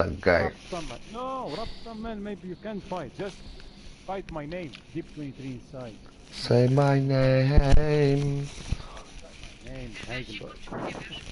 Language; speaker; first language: English; non-native, learner; Polish